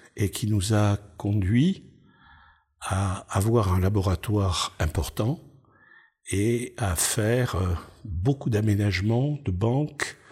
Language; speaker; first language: French; native; French